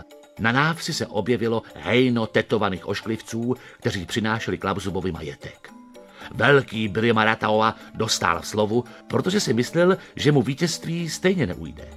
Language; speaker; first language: Czech; native; Czech